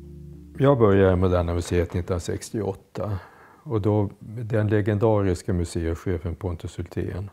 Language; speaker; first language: Swedish; native; Swedish